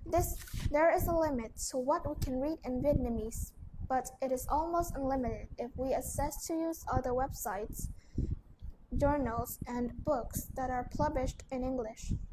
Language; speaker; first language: English; non-native, learner; Vietnamese